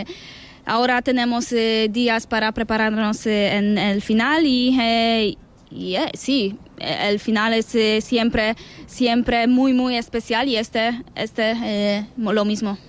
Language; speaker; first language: Spanish; non-native, learner; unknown